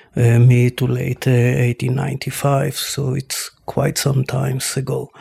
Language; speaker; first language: English; non-native, fluent; Hebrew